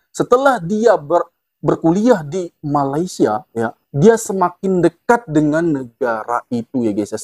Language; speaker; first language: Indonesian; native; Indonesian